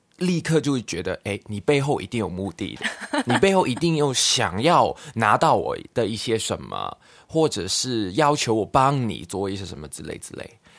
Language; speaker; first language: Chinese; non-native, local second language; Cantonese